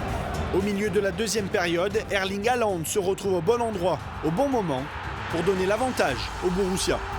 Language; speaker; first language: French; native; French